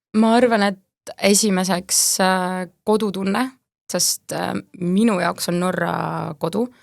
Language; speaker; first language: Estonian; native; Estonian